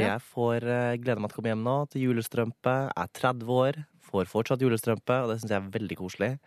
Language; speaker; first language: Norwegian; native; Norwegian